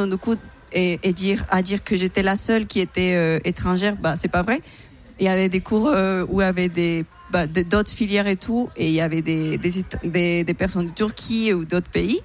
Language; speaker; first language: French; non-native, fluent; Spanish